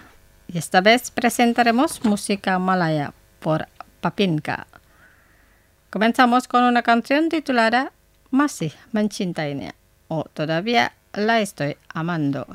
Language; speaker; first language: Spanish; non-native, fluent; Indonesian